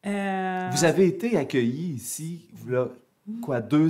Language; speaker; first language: French; native; French